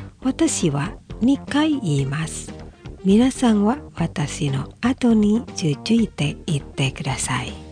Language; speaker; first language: Japanese; non-native, fluent; Indonesian